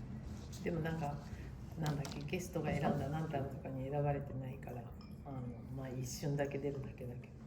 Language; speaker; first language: Japanese; native; Japanese